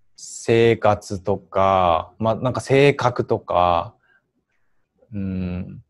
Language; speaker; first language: Japanese; native; Japanese